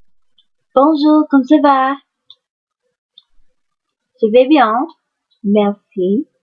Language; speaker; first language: French; non-native, learner; English